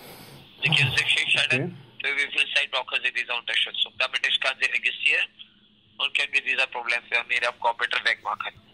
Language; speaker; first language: German; non-native, learner; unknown